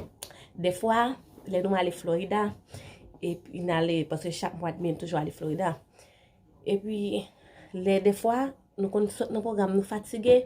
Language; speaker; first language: French; non-native, learner; Haitian Creole